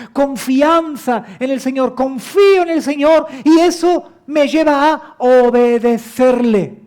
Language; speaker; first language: Spanish; native; Spanish